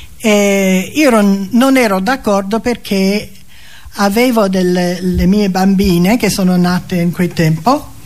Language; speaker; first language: Italian; non-native, fluent; English